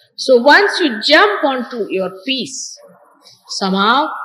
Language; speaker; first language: English; non-native, local second language; Marathi